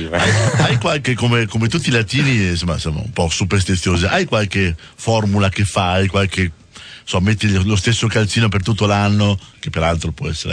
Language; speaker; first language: Italian; native; Italian